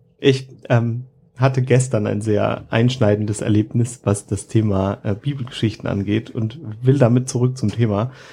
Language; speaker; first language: German; native; German